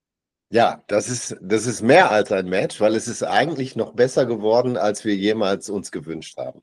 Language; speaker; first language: German; native; German